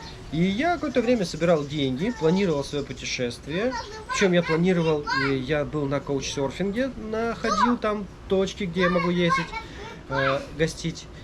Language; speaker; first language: Russian; native; Russian